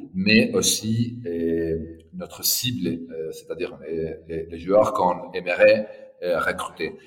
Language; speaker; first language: French; non-native, fluent; Spanish